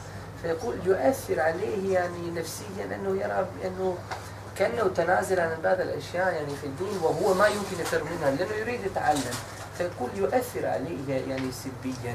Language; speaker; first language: Arabic; non-native, fluent; Bosnian